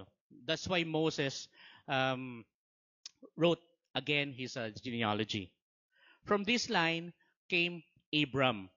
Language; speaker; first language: English; non-native, local second language; Filipino